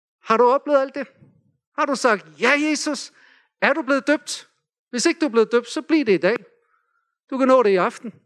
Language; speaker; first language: Danish; native; Danish